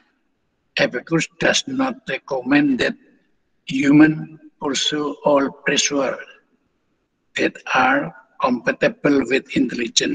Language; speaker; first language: English; non-native, fluent; Indonesian